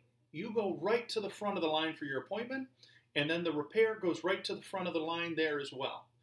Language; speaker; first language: English; native; English